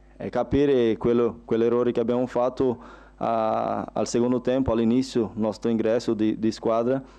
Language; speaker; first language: Italian; non-native, fluent; Portuguese